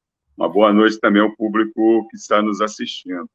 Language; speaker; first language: Portuguese; native; Portuguese